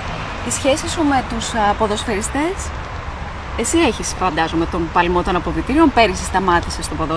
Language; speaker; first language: Greek; native; Greek